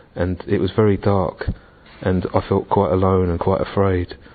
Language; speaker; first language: English; native; English